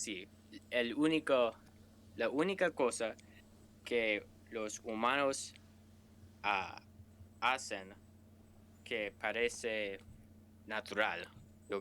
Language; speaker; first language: Spanish; non-native, learner; English